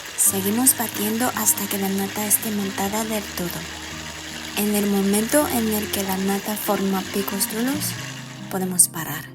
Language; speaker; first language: Spanish; non-native, fluent; Japanese